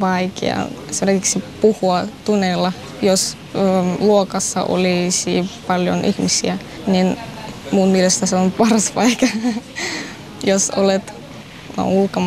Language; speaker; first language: Finnish; non-native, fluent; Russian